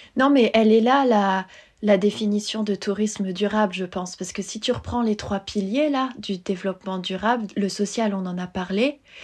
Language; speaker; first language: French; native; French